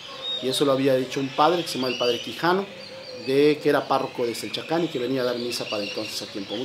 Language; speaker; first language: Spanish; native; Spanish